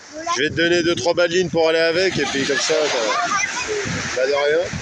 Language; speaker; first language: French; native; French